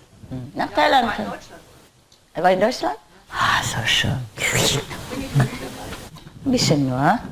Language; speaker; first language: German; non-native, learner; Vietnamese